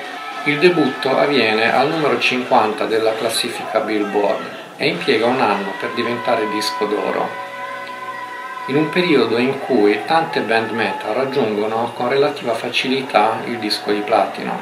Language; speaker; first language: Italian; native; Italian